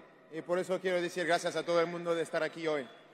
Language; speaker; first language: Spanish; non-native, learner; French